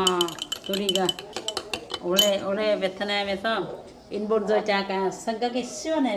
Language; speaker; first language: Korean; non-native, learner; Vietnamese